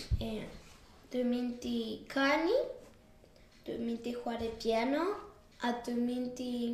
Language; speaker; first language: Welsh; non-native, learner; Spanish